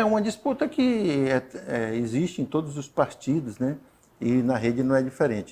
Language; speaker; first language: Portuguese; native; Portuguese